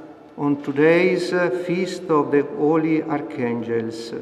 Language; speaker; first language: English; non-native, fluent; Italian